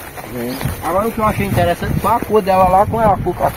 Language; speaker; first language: Portuguese; native; Portuguese